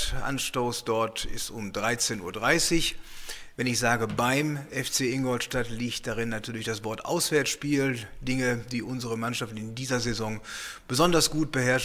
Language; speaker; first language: German; native; German